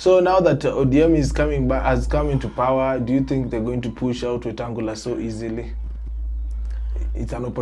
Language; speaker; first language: English; non-native, local second language; Swahili